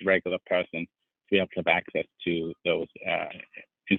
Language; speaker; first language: English; native; English